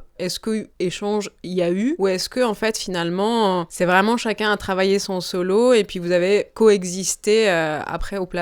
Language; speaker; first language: French; native; French